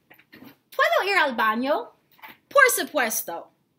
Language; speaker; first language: Spanish; non-native, fluent; English